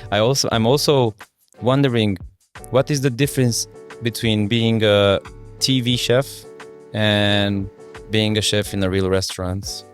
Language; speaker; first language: English; non-native, fluent; Romanian